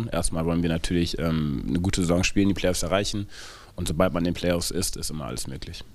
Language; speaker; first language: German; native; German